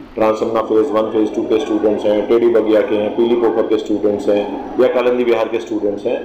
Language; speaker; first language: Hindi; native; Hindi